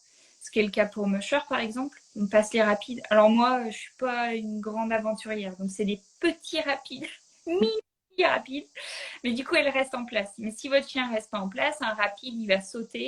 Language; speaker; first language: French; native; French